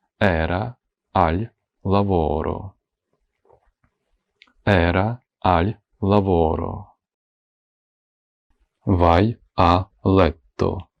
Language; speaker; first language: Italian; non-native, fluent; Ukrainian